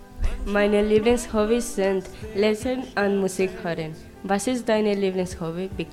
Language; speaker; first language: German; non-native, learner; Spanish